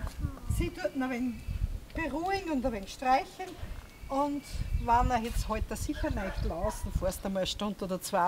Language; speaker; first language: German; native; German